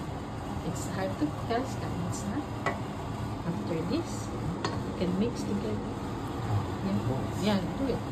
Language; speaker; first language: English; non-native, learner; Filipino